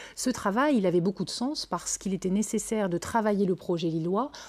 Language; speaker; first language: French; native; French